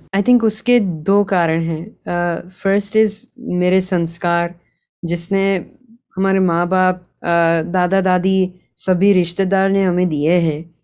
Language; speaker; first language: Hindi; early bilingual, heritage; Gujarati